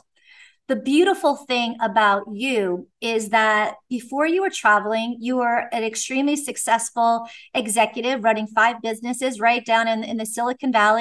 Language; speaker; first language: English; native; English